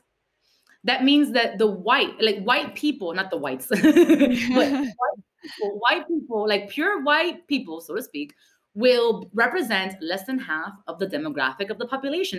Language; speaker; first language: English; early bilingual, other home language; Spanish